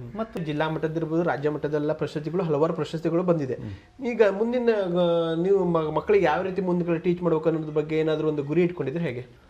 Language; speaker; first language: Kannada; native; Kannada